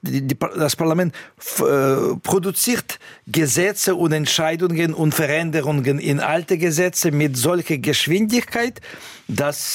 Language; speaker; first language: German; non-native, fluent; Russian